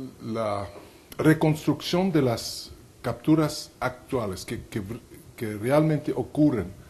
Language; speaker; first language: Spanish; non-native, fluent; French